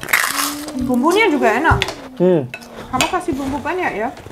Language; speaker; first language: Indonesian; non-native, fluent; German